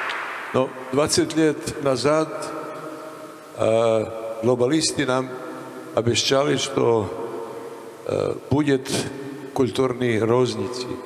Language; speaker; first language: Russian; non-native, learner; Serbian